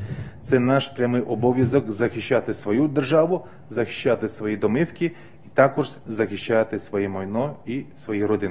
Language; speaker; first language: Ukrainian; non-native, fluent; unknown